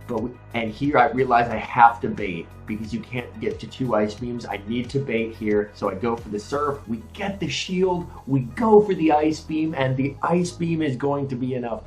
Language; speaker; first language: English; native; English